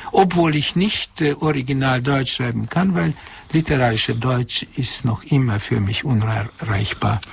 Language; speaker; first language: German; non-native, fluent; Hungarian